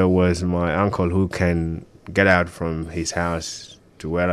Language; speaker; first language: English; early bilingual, other home language; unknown